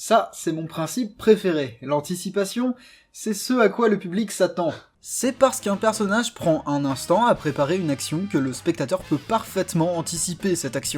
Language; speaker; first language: French; native; French